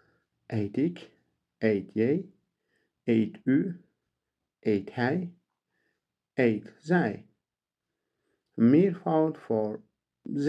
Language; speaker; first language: Dutch; non-native, learner; Turkish